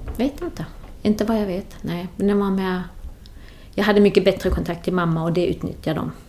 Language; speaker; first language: Swedish; non-native, fluent; German